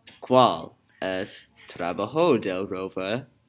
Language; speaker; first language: Spanish; non-native, learner; English